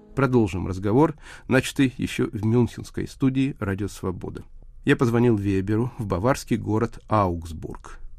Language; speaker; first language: Russian; native; Russian